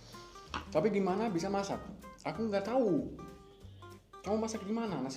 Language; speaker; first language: Indonesian; non-native, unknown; German